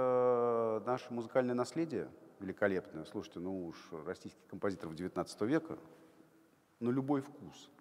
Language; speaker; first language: Russian; native; Russian